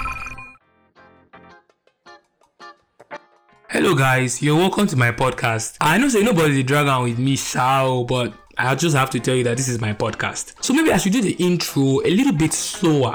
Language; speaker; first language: English; non-native, local second language; Yoruba